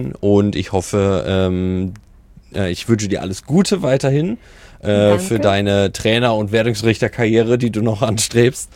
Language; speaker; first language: German; native; German